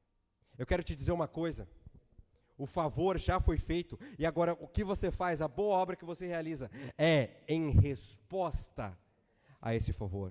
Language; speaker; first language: Portuguese; native; Portuguese